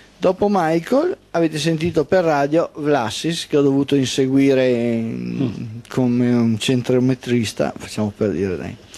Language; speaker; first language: Italian; native; Italian